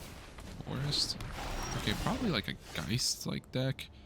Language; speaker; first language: English; native; English